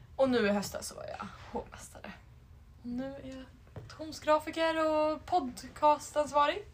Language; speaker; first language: Swedish; native; Swedish